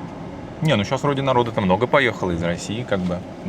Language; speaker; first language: Russian; native; Russian